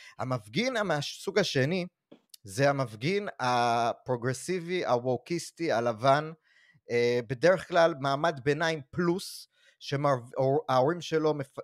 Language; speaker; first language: Hebrew; non-native, fluent; English